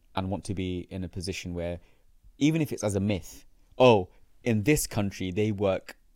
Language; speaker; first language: English; native; English